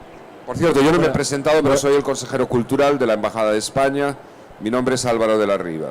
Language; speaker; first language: Spanish; native; Spanish